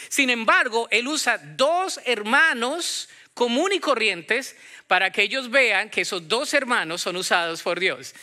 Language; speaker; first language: Spanish; native; Spanish